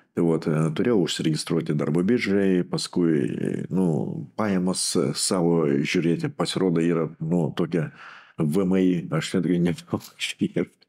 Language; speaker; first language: Lithuanian; non-native, local second language; Russian